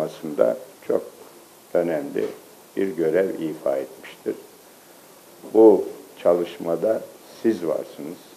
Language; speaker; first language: Turkish; native; Turkish